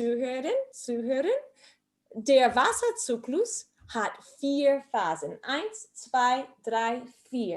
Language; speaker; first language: German; non-native, fluent; English